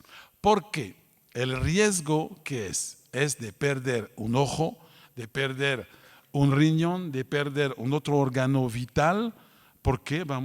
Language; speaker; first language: Spanish; non-native, fluent; French